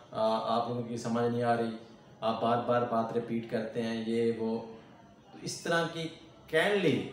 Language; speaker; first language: Urdu; non-native, local second language; Punjabi